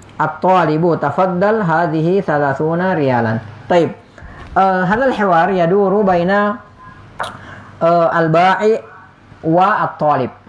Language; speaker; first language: Arabic; non-native, fluent; Indonesian